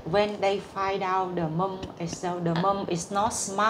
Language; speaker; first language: English; non-native, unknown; Vietnamese